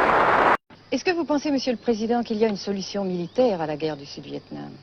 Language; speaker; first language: French; native; French